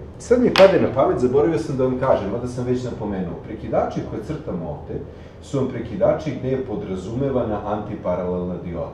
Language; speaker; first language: Serbian; native; Serbian